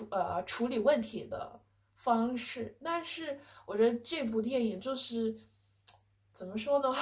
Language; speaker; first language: Chinese; non-native, fluent; English